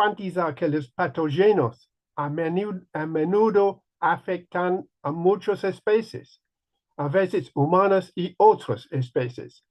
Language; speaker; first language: Spanish; non-native, learner; English